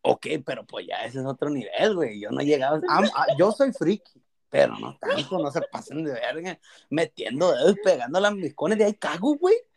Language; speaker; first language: Spanish; early bilingual, heritage; Spanish